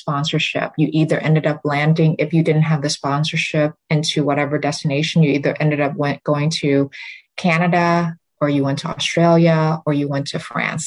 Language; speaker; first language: English; early bilingual, other home language; Vietnamese